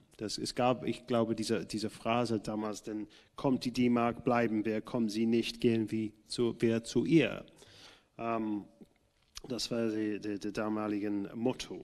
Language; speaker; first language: German; non-native, fluent; English